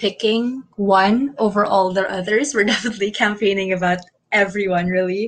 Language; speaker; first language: English; non-native, local second language; Filipino